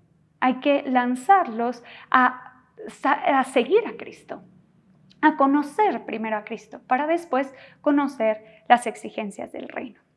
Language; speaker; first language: Spanish; native; Spanish